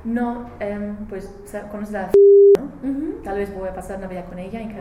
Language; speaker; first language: Spanish; non-native, learner; English